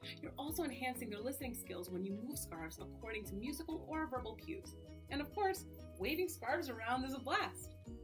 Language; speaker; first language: English; native; English